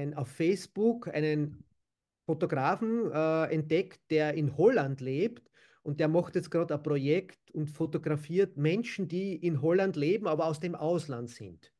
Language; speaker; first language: German; native; German